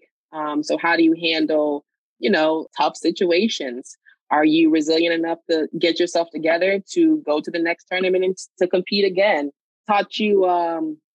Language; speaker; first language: English; native; English